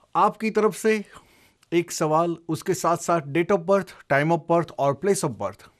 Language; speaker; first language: Hindi; non-native, local second language; Gujarati